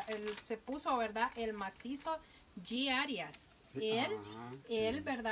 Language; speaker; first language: Spanish; native; Spanish